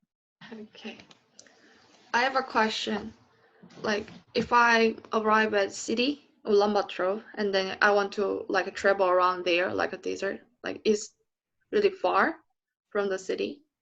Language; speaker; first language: English; non-native, learner; Korean